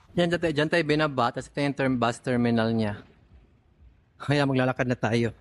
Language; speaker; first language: Filipino; non-native, local second language; Cebuano